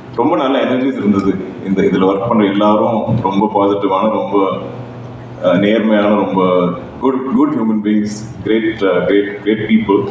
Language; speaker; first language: Tamil; non-native, local second language; Malayalam